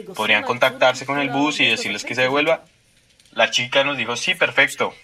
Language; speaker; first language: Spanish; native; Spanish